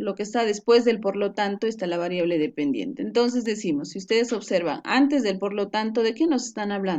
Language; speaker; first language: Spanish; native; Spanish